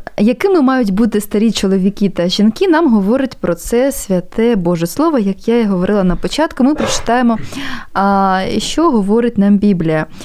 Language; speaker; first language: Ukrainian; native; Ukrainian